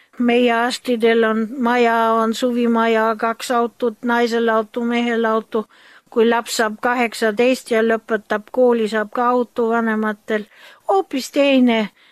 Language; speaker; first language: Estonian; early bilingual, heritage; German